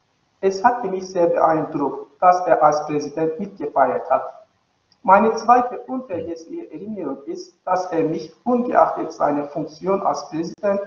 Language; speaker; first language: German; non-native, fluent; Turkish